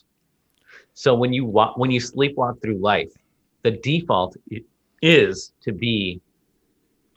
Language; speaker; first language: English; early bilingual, other home language; Spanish